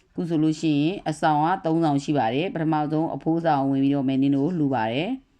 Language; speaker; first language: Burmese; native; Burmese